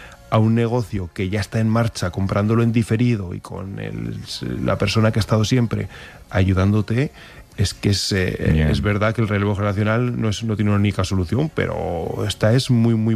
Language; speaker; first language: Spanish; native; Spanish